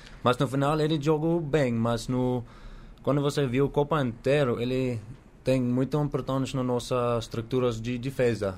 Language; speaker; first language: Portuguese; non-native, learner; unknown